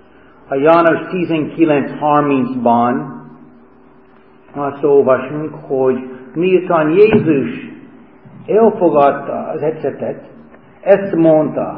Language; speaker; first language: Hungarian; non-native, fluent; English